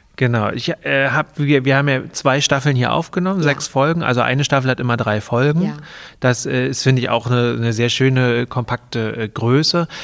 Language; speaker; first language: German; native; German